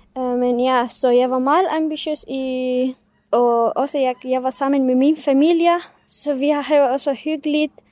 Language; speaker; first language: Danish; non-native, fluent; Kurdish